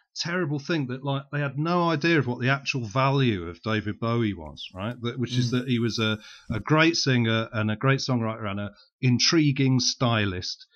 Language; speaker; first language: English; native; English